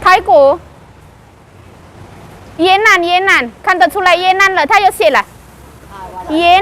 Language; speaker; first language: Chinese; non-native, learner; Javanese